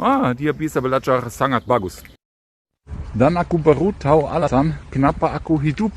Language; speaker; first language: Indonesian; non-native, fluent; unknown